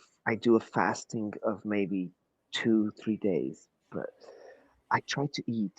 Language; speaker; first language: English; non-native, fluent; Portuguese